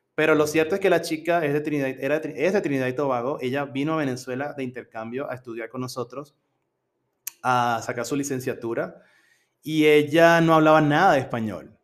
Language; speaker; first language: Spanish; native; Spanish